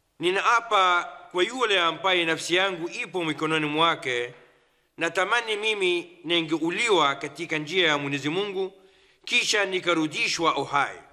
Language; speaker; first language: Swahili; non-native, fluent; Arabic